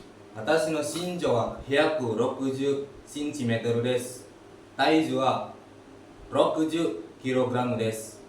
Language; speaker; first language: Japanese; non-native, learner; Indonesian